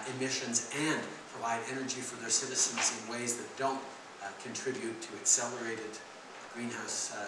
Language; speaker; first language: English; early bilingual, other home language; French